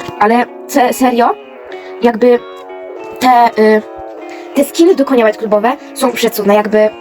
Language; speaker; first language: Polish; native; Polish